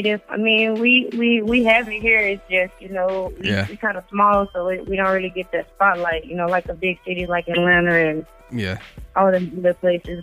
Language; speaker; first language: English; native; English